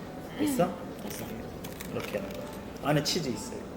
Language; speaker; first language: Korean; native; Korean